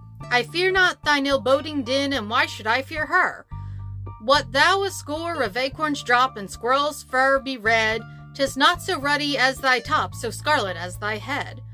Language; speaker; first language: English; native; English